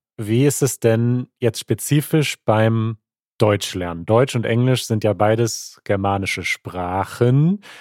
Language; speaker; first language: German; native; German